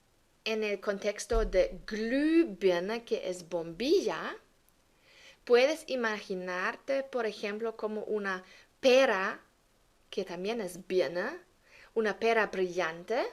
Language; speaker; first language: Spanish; non-native, fluent; German